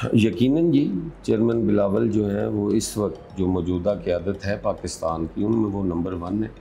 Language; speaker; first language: Urdu; non-native, local second language; Punjabi